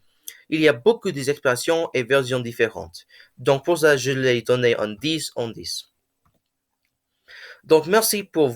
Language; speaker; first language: French; non-native, learner; English